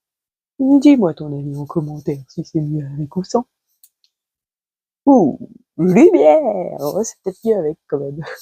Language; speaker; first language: French; native; French